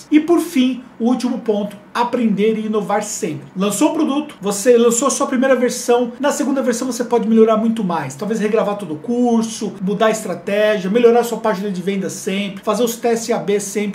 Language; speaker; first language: Portuguese; native; Portuguese